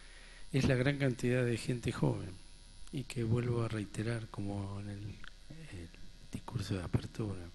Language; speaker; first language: Spanish; native; Spanish